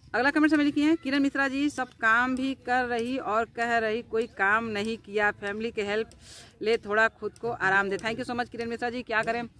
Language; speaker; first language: Hindi; native; Hindi